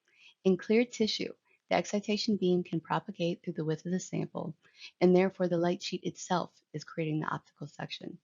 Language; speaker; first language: English; native; English